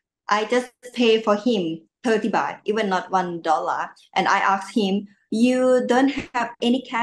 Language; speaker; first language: English; non-native, learner; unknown